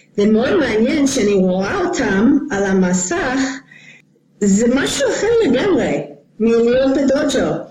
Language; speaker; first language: Hebrew; non-native, fluent; English